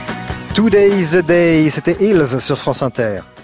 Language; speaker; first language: French; native; French